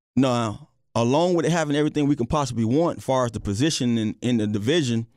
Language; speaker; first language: English; native; English